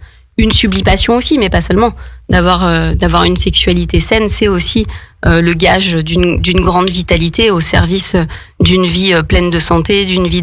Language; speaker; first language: French; native; French